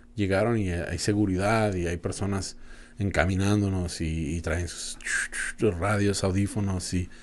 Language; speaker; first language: Spanish; native; Spanish